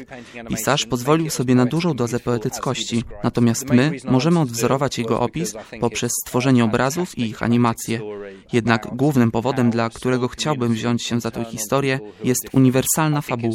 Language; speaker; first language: Polish; native; Polish